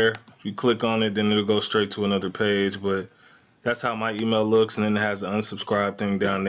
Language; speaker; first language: English; native; English